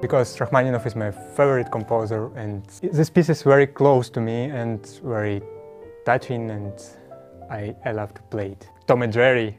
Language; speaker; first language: English; non-native, learner; Russian